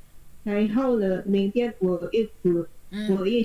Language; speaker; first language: Chinese; non-native, learner; Indonesian